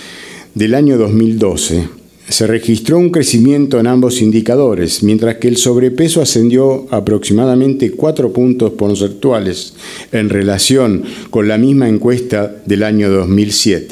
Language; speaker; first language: Spanish; native; Spanish